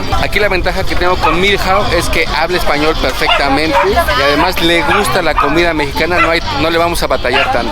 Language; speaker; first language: Spanish; native; Spanish